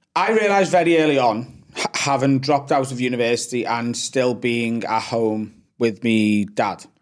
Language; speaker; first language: English; native; English